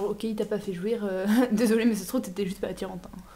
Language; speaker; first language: French; native; French